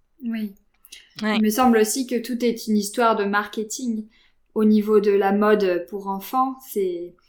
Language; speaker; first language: French; native; French